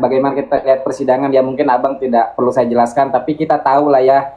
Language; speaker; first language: Indonesian; native; Indonesian